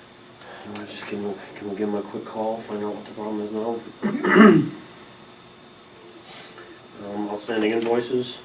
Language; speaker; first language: English; native; English